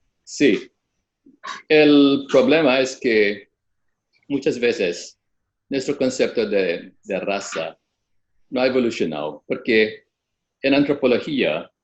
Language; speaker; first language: Spanish; non-native, fluent; Filipino